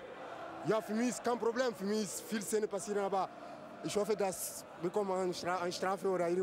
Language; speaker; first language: German; non-native, learner; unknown